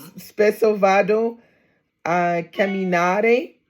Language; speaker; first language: Italian; non-native, learner; English